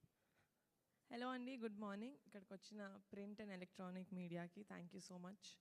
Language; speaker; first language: Telugu; native; Telugu